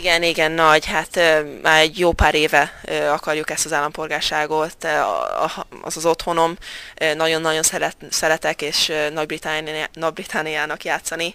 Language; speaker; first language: Hungarian; early bilingual, heritage; Hungarian